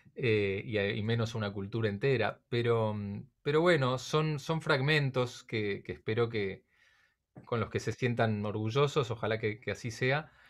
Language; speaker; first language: Spanish; native; Spanish